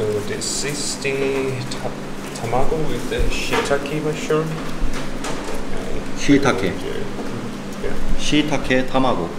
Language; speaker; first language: English; non-native, learner; Korean